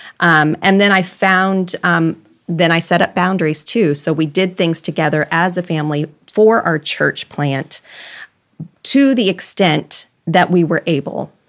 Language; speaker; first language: English; native; English